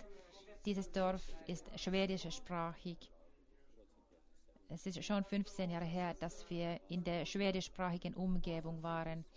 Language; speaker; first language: German; non-native, fluent; Finnish